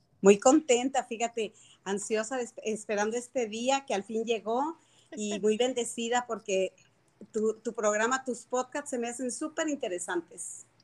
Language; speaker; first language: Spanish; native; Spanish